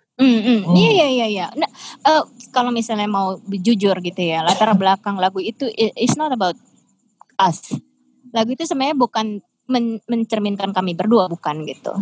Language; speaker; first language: Indonesian; native; Indonesian